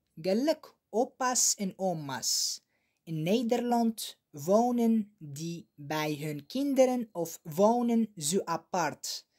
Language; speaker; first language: Dutch; non-native, learner; Arabic